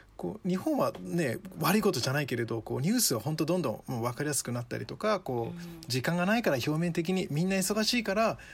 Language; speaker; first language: Japanese; early bilingual, other home language; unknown